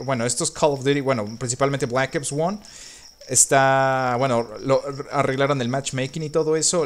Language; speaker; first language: Spanish; native; Spanish